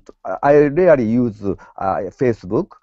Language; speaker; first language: English; non-native, learner; Japanese